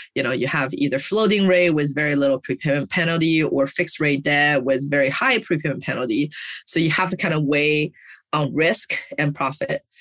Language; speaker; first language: English; early bilingual, other home language; Chinese